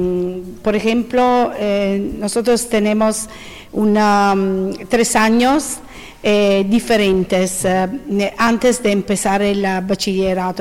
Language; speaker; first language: Spanish; non-native, fluent; Italian